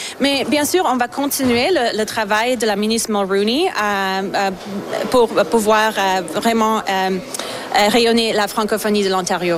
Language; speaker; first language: French; non-native, fluent; Slovak